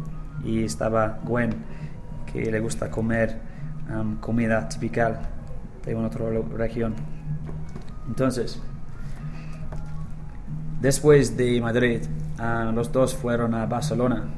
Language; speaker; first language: Spanish; non-native, learner; English